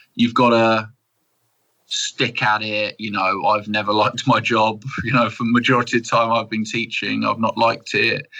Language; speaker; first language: English; native; English